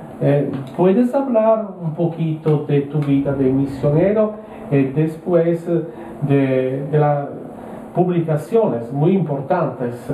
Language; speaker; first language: Spanish; non-native, learner; Italian